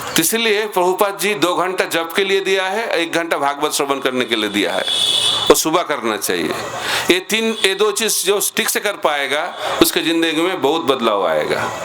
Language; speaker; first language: Hindi; non-native, local second language; Bangla